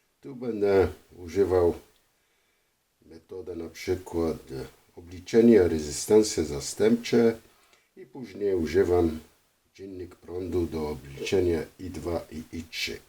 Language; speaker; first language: Polish; non-native, fluent; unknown